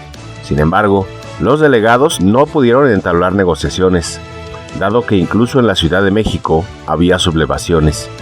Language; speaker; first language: Spanish; native; Spanish